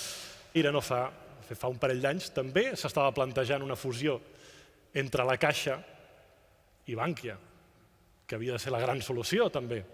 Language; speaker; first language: Catalan; native; Catalan